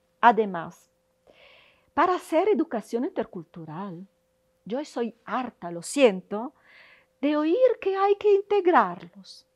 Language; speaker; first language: Spanish; non-native, fluent; Italian